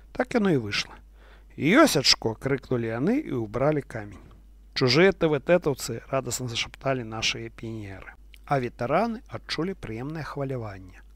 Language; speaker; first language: Belarusian; non-native, local second language; Russian